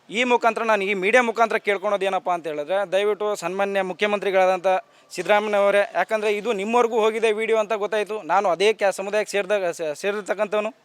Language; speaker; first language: Kannada; non-native, local second language; Lambadi